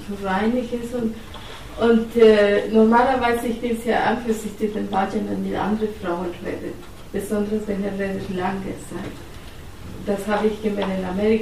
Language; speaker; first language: German; non-native, learner; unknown